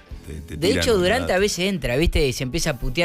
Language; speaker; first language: Spanish; native; Spanish